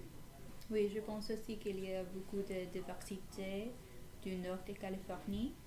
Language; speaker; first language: French; non-native, learner; English